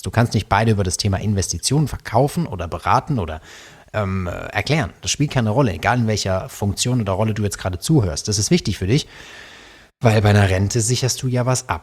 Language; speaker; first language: German; native; German